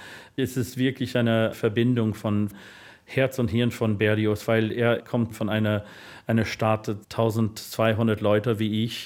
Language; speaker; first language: German; non-native, fluent; English